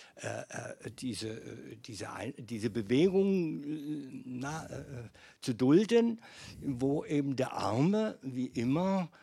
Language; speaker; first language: German; non-native, fluent; Bosnian